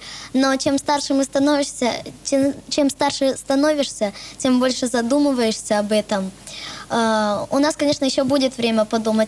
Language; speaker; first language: Russian; native; Russian